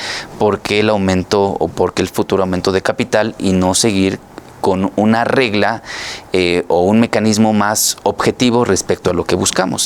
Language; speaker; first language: Spanish; native; Spanish